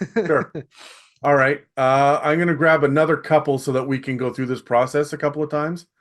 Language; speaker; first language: English; native; English